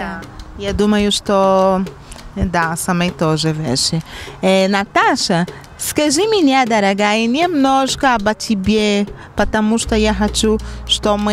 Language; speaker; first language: Russian; non-native, learner; Portuguese